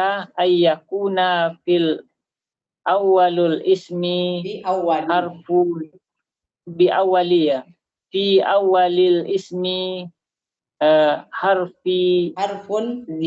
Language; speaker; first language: Arabic; non-native, learner; Indonesian